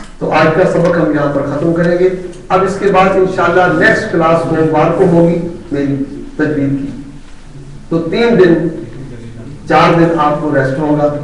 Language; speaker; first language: Urdu; non-native, local second language; Punjabi